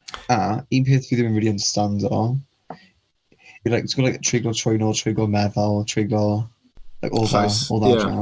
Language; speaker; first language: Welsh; non-native, local second language; English